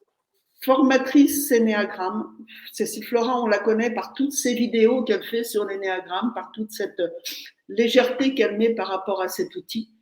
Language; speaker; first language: French; native; French